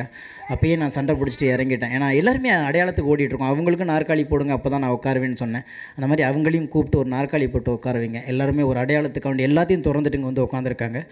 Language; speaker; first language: Tamil; native; Tamil